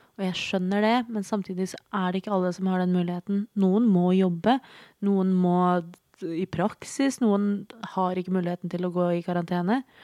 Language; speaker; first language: Norwegian; native; Norwegian